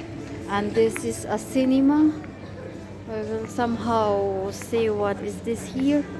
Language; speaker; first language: English; non-native, fluent; Filipino